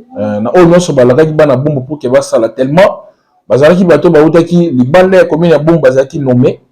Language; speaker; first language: Lingala; native; Lingala